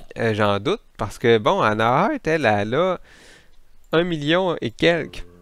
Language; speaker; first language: French; native; French